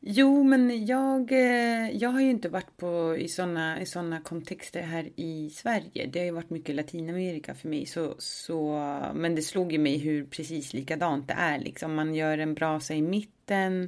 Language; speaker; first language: Swedish; native; Swedish